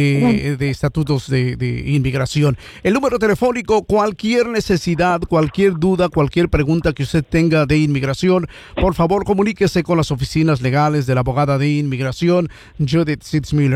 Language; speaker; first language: Spanish; native; Spanish